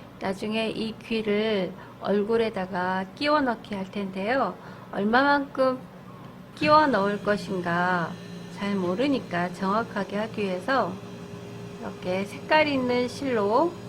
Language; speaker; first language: Korean; native; Korean